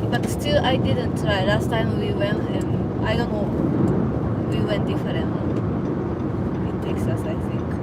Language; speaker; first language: English; non-native, learner; Japanese